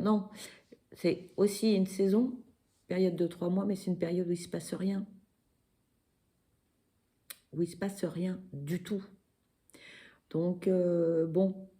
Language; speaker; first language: French; native; French